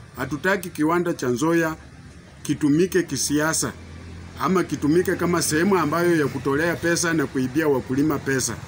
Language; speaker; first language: Swahili; native; Swahili